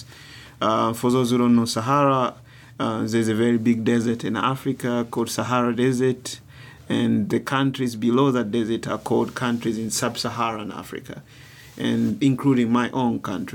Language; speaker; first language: English; non-native, local second language; Swahili